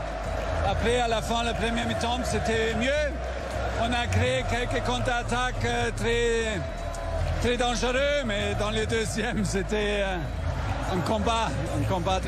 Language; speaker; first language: French; non-native, fluent; German